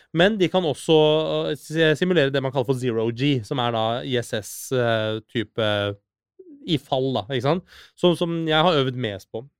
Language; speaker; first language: Norwegian; early bilingual, other home language; Persian